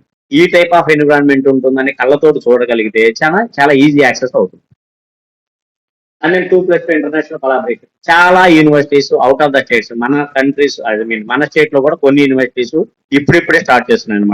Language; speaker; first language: Telugu; native; Telugu